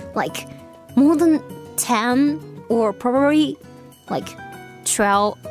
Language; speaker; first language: English; non-native, fluent; Japanese